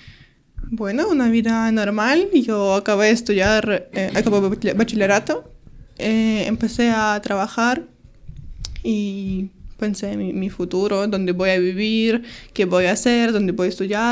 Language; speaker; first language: Spanish; non-native, learner; Ukrainian